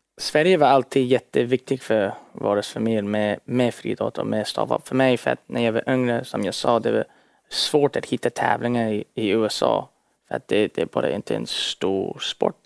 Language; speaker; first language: Swedish; early bilingual, heritage; Swedish